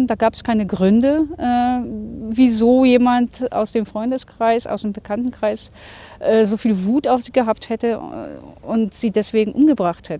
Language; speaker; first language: German; native; German